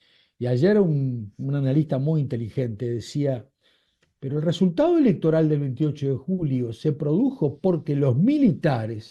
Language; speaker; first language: Spanish; native; Spanish